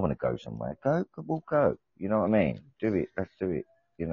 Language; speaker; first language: English; native; English